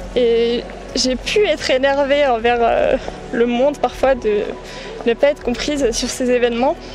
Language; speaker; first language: French; native; French